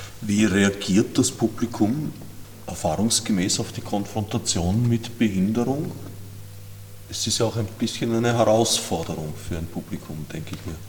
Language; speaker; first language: German; native; German